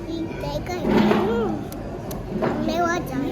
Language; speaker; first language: Korean; early bilingual, heritage; Korean